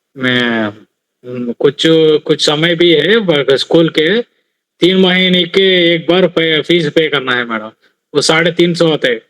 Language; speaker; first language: Hindi; non-native, learner; Telugu